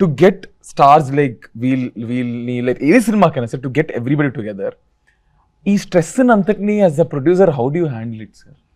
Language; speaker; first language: Telugu; native; Telugu